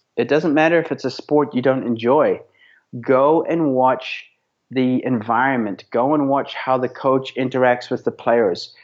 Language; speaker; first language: English; native; English